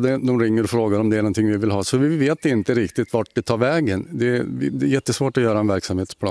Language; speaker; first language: Swedish; native; Swedish